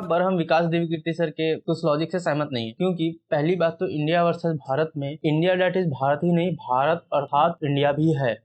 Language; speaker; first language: Hindi; native; Hindi